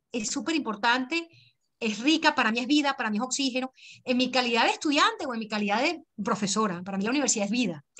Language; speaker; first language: Spanish; native; Spanish